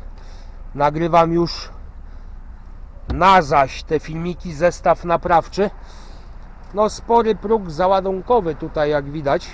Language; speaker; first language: Polish; native; Polish